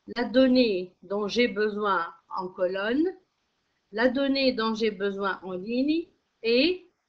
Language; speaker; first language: French; non-native, local second language; Arabic